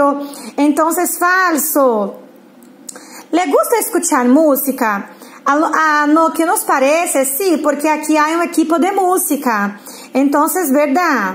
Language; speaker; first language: Spanish; non-native, fluent; Portuguese